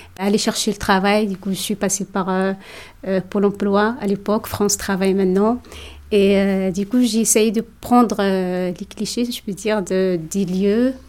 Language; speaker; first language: French; non-native, local second language; Tachelhit